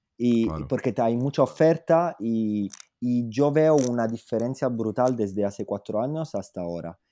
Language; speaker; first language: Spanish; non-native, fluent; Italian